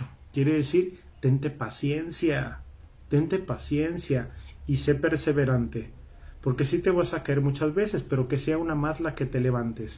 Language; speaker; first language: Spanish; native; Spanish